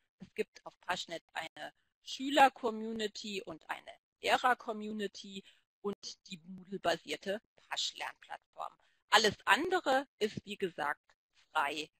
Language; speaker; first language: German; native; German